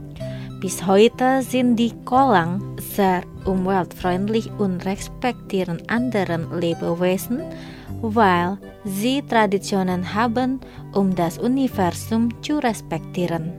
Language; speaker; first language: German; non-native, fluent; Indonesian